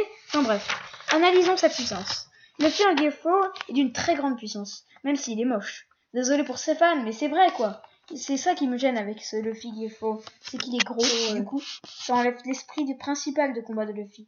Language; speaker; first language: French; native; French